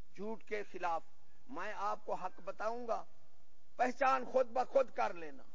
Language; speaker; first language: Urdu; non-native, local second language; Punjabi